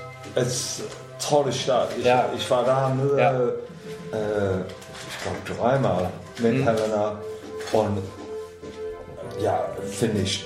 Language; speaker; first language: German; non-native, fluent; English